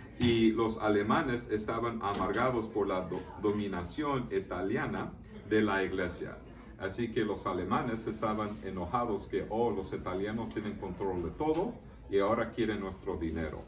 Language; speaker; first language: Spanish; early bilingual, heritage; Spanish